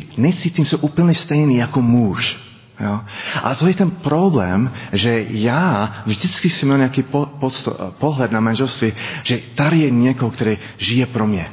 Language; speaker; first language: Czech; non-native, learner; English